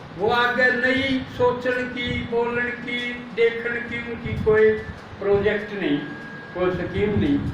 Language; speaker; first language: Hindi; native; Hindi